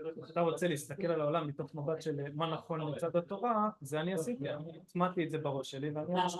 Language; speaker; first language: Hebrew; native; Hebrew